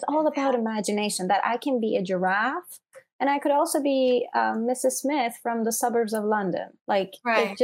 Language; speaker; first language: English; non-native, fluent; Persian